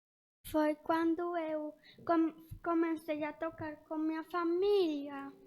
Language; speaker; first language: Portuguese; early bilingual, other home language; Spanish